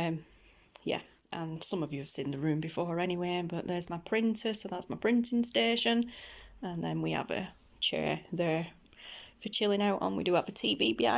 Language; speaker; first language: English; native; English